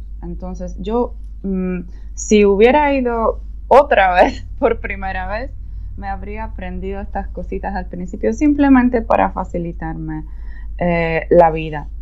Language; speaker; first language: Spanish; non-native, fluent; Polish